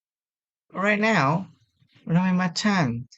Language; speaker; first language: English; non-native, fluent; Vietnamese